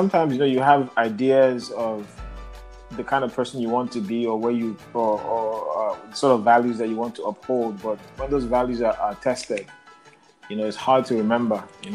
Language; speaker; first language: English; non-native, local second language; Yoruba